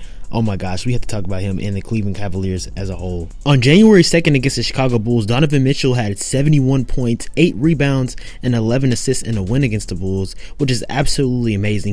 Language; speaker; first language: English; native; English